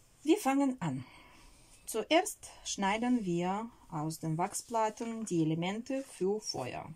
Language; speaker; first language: German; non-native, learner; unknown